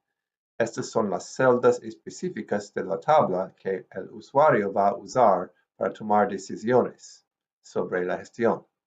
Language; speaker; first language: Spanish; non-native, fluent; English